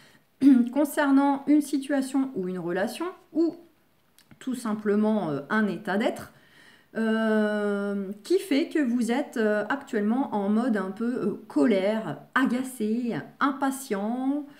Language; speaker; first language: French; native; French